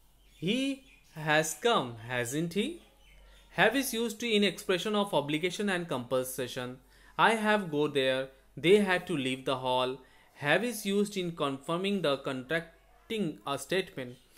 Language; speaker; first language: English; non-native, local second language; Bangla